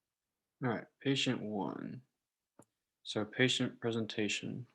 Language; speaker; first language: English; native; English